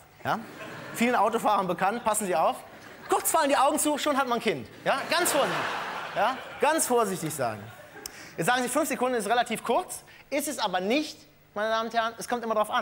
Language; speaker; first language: German; native; German